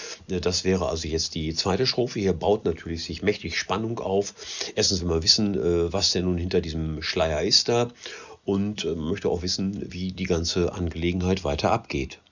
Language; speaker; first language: German; native; German